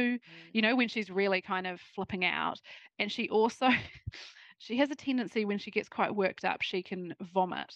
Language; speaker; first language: English; native; English